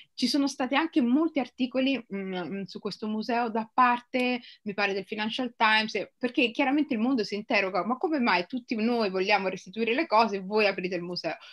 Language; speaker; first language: Italian; native; Italian